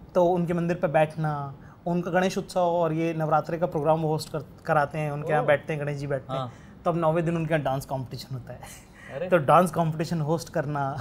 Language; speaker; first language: Hindi; native; Hindi